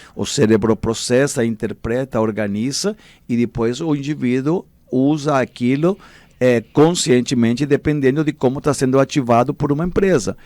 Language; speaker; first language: Portuguese; non-native, fluent; Spanish